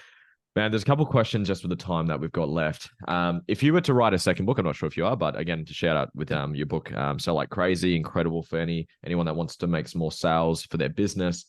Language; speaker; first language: English; native; English